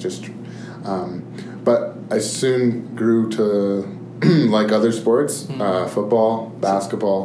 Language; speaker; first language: English; native; English